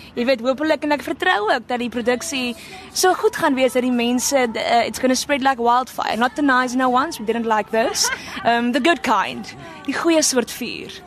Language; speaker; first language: Afrikaans; non-native, local second language; English